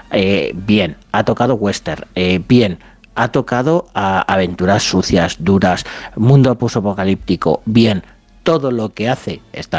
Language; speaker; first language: Spanish; native; Spanish